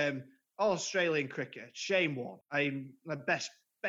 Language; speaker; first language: English; native; English